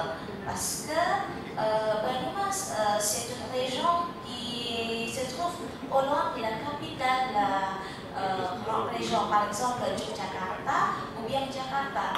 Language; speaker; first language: French; non-native, fluent; Indonesian